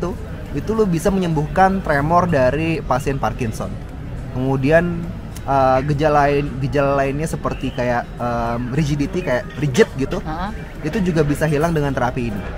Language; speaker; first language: Indonesian; native; Indonesian